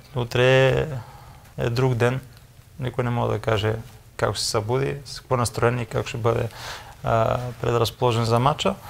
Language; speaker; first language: Bulgarian; non-native, fluent; Greek